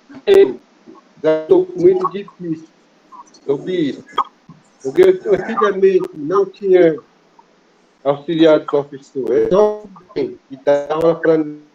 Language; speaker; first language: Portuguese; non-native, local second language; Kayapó